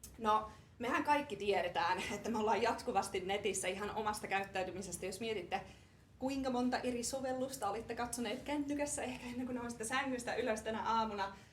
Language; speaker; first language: Finnish; native; Finnish